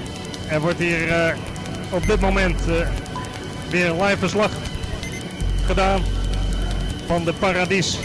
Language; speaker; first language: Dutch; native; Dutch